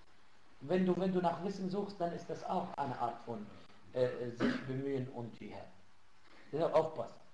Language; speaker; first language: German; non-native, fluent; Arabic